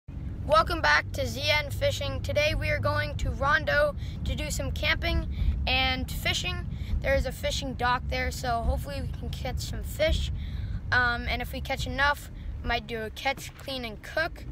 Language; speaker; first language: English; native; English